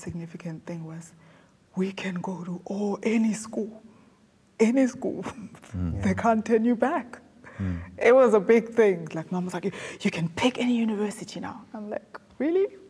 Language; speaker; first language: English; non-native, local second language; Zulu